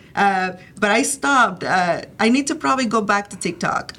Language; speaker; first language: English; early bilingual, other home language; Spanish